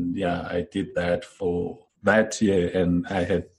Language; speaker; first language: English; non-native, local second language; Zulu